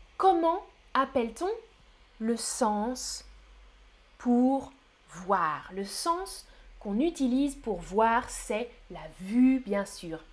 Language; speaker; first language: French; native; French